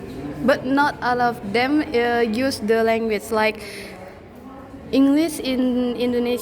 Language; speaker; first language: English; non-native, learner; Indonesian